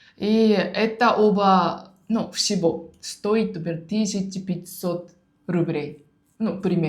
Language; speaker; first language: Russian; non-native, learner; Japanese